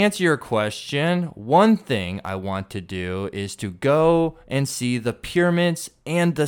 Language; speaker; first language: English; native; English